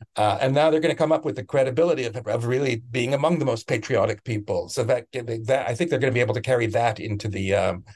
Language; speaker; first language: English; native; English